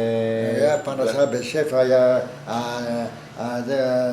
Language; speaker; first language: Hebrew; non-native, fluent; Yiddish